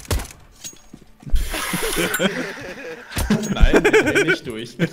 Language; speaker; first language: German; native; German